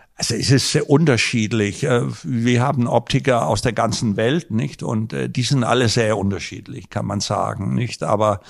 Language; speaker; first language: German; non-native, fluent; Danish